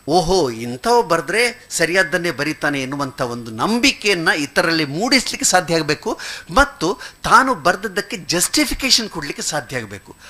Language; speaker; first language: Kannada; non-native, local second language; Malayalam